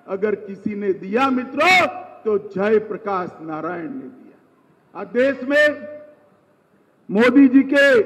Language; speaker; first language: Hindi; non-native, local second language; Gujarati